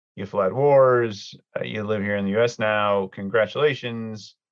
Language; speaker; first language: English; early bilingual, other home language; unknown